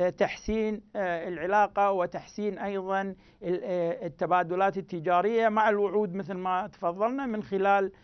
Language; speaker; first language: Arabic; native; Arabic